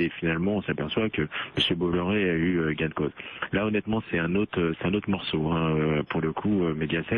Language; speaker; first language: French; native; French